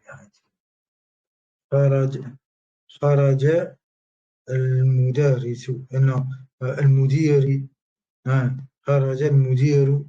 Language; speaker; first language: Arabic; non-native, learner; French